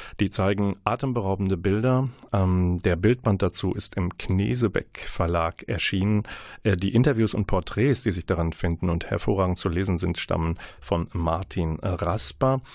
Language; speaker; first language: German; native; German